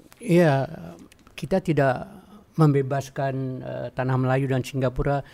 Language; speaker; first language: Malay; native; Malay